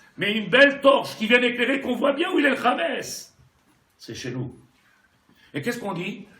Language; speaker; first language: French; native; French